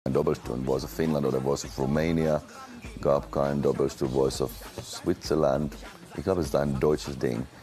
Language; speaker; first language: German; non-native, learner; Finnish